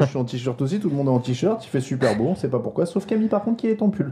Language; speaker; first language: French; native; French